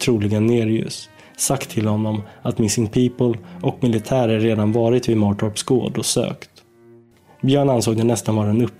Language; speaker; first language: Swedish; native; Swedish